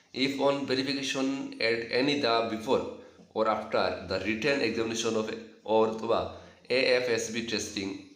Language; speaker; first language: English; non-native, local second language; Bangla